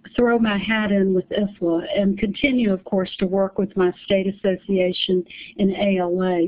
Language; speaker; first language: English; native; English